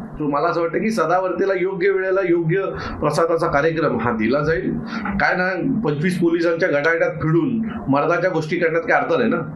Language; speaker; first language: Marathi; native; Marathi